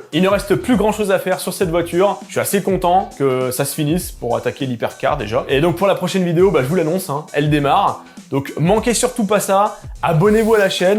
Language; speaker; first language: French; native; French